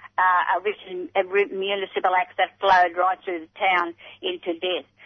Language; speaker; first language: English; native; English